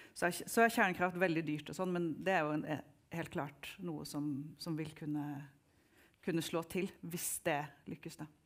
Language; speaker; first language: Norwegian; native; Norwegian